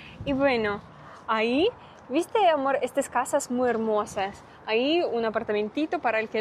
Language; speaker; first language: Spanish; non-native, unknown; Russian